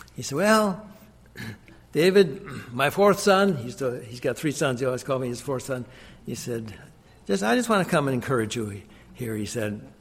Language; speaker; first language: English; native; English